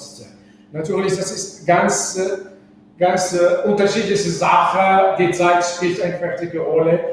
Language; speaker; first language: German; non-native, fluent; Arabic